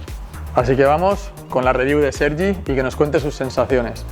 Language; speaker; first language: Spanish; native; Spanish